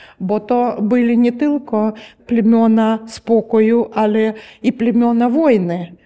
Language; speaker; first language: Polish; non-native, learner; Ukrainian